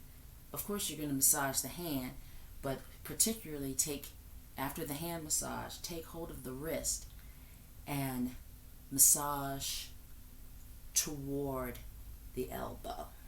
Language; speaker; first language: English; native; English